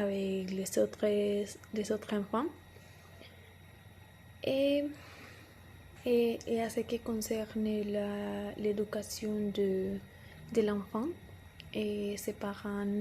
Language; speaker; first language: French; non-native, learner; Spanish